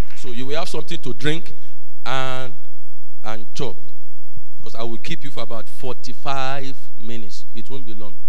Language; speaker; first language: English; non-native, local second language; Yoruba